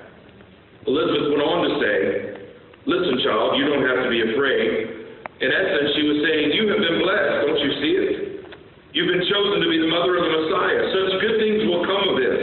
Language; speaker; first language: English; native; English